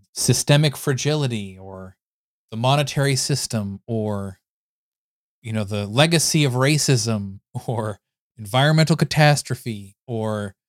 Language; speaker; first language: English; native; English